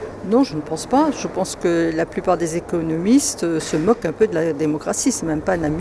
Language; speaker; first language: French; native; French